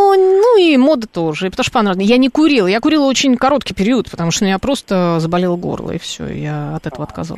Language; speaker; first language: Russian; native; Russian